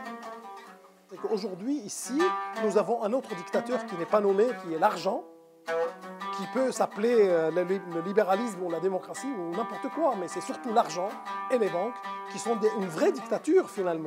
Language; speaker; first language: French; non-native, fluent; Arabic